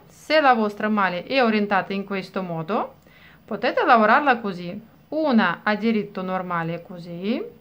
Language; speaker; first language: Italian; non-native, fluent; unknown